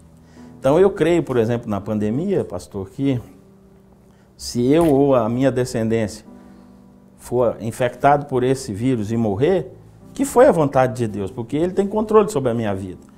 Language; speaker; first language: Portuguese; native; Portuguese